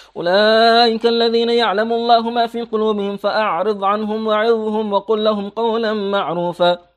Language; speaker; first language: Arabic; non-native, fluent; Persian